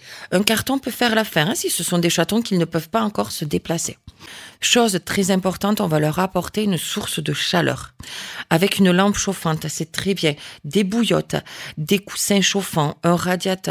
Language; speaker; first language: French; native; French